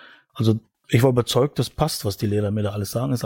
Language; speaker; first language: German; native; German